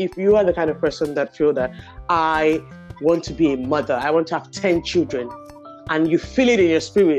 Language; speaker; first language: English; non-native, local second language; Yoruba